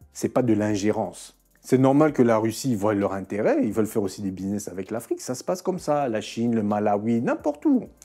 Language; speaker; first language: French; non-native, local second language; Lingala